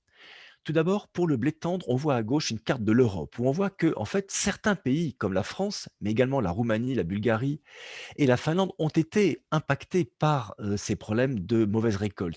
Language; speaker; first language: French; native; French